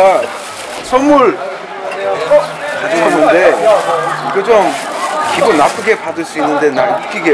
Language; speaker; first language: Korean; early bilingual, heritage; Korean